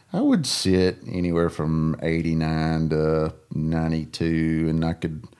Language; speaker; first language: English; native; English